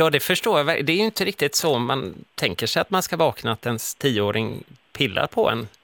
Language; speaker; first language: Swedish; native; Swedish